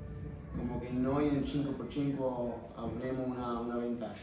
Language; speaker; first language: Italian; non-native, fluent; Spanish